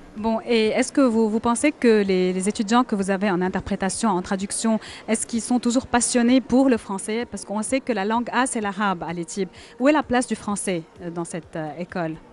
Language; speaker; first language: French; non-native, local second language; Arabic